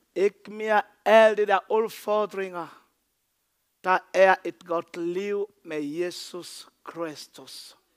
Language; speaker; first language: Danish; non-native, fluent; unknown